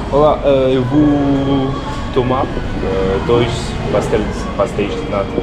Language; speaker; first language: Portuguese; non-native, learner; French